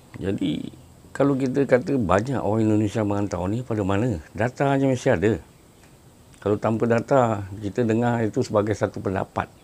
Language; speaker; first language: Malay; native; Malay